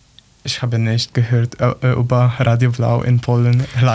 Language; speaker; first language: German; non-native, learner; Polish